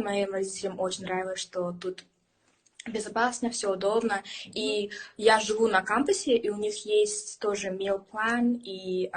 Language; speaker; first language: Russian; early bilingual, heritage; English